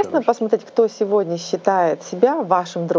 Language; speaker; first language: Russian; native; Russian